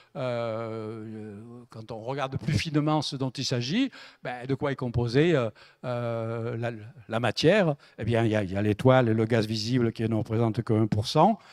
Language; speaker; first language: French; native; French